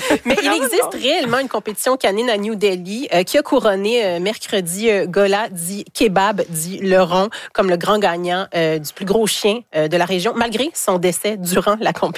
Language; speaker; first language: French; native; French